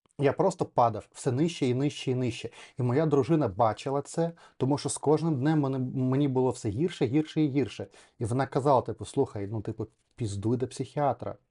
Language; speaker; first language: Ukrainian; non-native, local second language; Russian